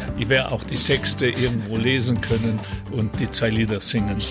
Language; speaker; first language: German; non-native, local second language; Ladin